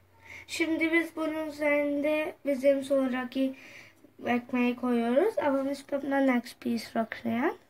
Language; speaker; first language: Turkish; non-native, learner; Urdu